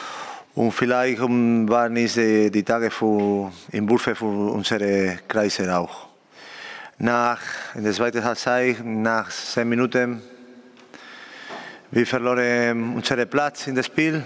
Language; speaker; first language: German; non-native, learner; Spanish